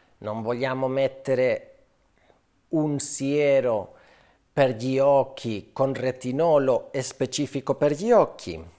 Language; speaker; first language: Italian; non-native, fluent; Spanish